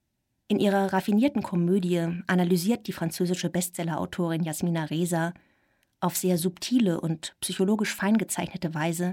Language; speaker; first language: German; native; German